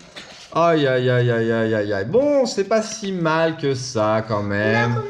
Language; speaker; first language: French; native; French